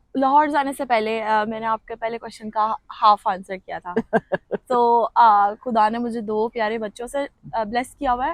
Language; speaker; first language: Urdu; non-native, local second language; Punjabi